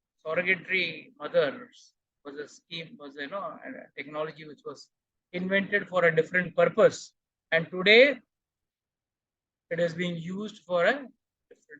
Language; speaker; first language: English; non-native, local second language; Hindi